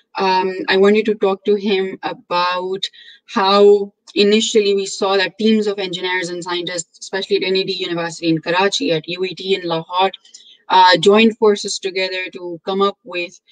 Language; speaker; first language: English; non-native, local second language; Urdu